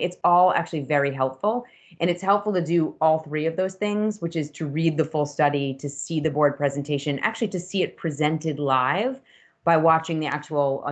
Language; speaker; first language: English; native; English